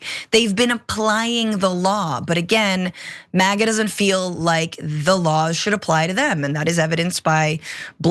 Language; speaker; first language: English; native; English